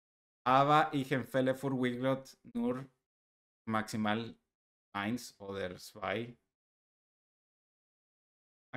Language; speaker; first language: German; non-native, learner; Spanish